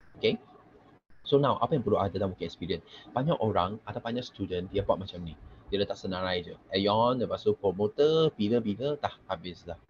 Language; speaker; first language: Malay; non-native, local second language; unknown